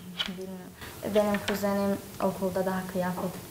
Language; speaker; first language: Turkish; early bilingual, heritage; Turkish